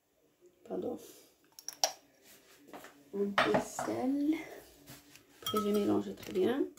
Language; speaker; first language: French; non-native, learner; Arabic